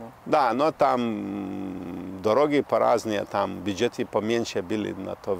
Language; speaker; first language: Russian; non-native, fluent; Lithuanian